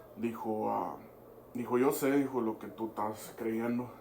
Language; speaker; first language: Spanish; early bilingual, heritage; Spanish